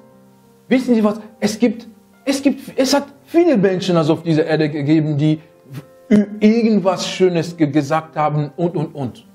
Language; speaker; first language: German; non-native, fluent; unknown